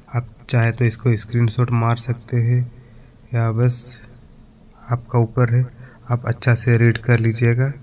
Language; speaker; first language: Hindi; native; Hindi